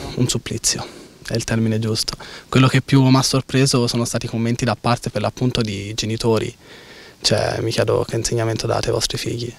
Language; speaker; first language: Italian; native; Italian